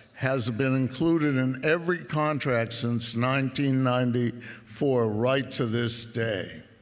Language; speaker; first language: English; native; English